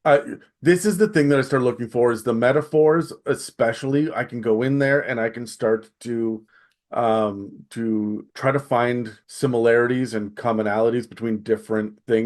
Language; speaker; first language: English; native; English